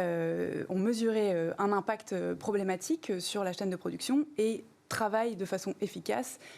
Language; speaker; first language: French; native; French